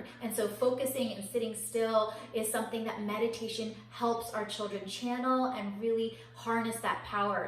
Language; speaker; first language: English; native; English